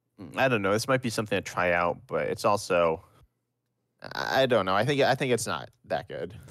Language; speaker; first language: English; native; English